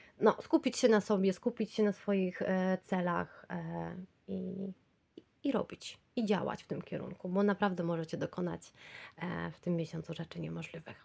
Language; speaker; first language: Polish; native; Polish